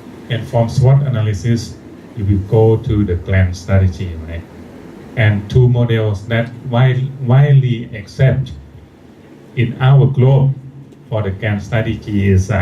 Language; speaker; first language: English; non-native, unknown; Thai